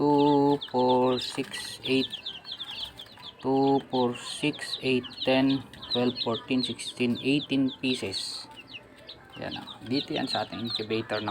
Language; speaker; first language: Filipino; native; Filipino